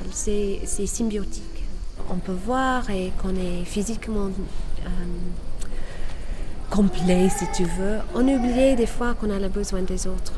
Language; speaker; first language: French; non-native, fluent; English